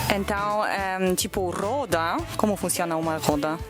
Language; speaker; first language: Portuguese; non-native, learner; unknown